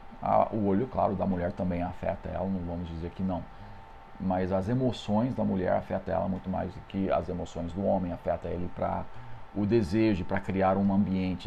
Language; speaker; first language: Portuguese; non-native, fluent; English